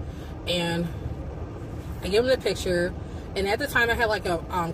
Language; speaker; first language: English; native; English